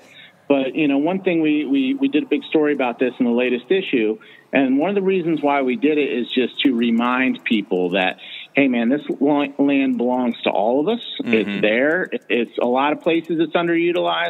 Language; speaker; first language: English; native; English